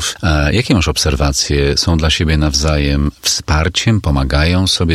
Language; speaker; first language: Polish; native; Polish